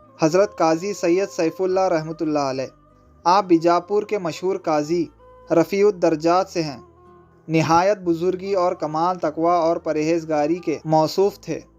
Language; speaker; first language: Urdu; native; Urdu